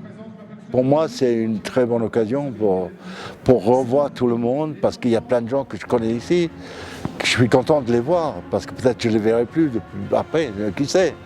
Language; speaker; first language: French; non-native, fluent; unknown